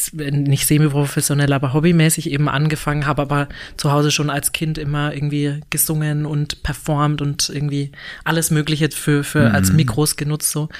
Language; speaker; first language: German; native; German